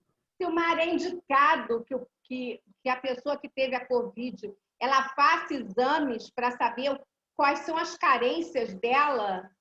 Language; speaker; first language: Portuguese; native; Portuguese